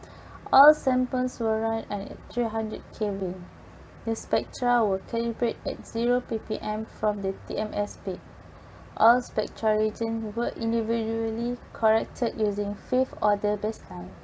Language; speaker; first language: English; non-native, fluent; Malay